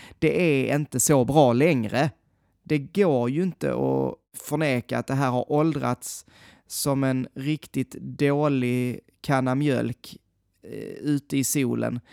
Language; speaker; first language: Swedish; native; Swedish